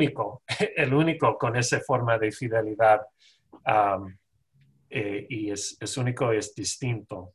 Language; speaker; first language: Spanish; non-native, fluent; English